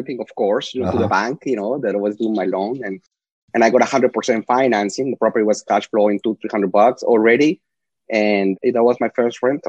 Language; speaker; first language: English; non-native, fluent; Spanish